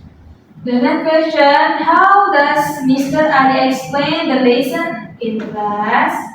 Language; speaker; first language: English; non-native, fluent; Indonesian